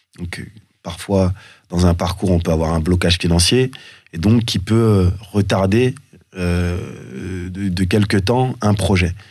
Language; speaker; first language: French; early bilingual, other home language; Soninke